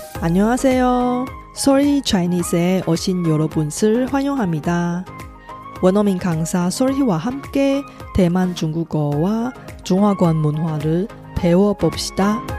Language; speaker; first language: Korean; non-native, fluent; Chinese